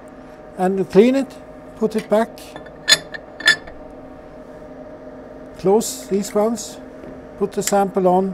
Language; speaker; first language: English; non-native, fluent; Swedish